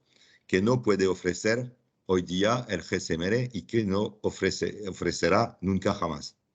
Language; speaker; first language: Spanish; non-native, fluent; French